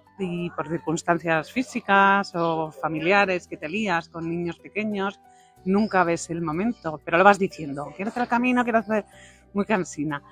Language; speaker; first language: Spanish; native; Spanish